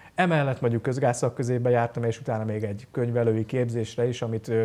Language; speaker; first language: Hungarian; native; Hungarian